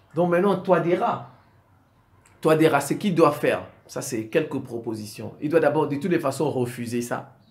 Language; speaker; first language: French; non-native, local second language; Sango